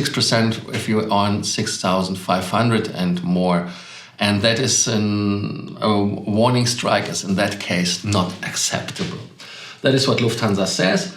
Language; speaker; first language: English; non-native, fluent; German